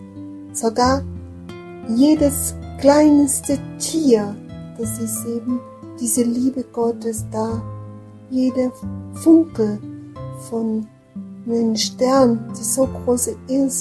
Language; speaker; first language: German; non-native, fluent; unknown